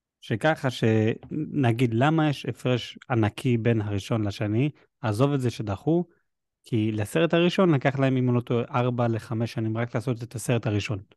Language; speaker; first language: Hebrew; native; Hebrew